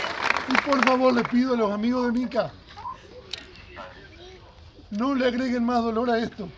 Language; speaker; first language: Spanish; native; Spanish